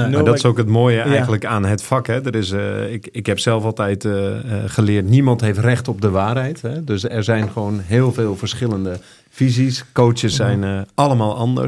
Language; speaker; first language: Dutch; native; Dutch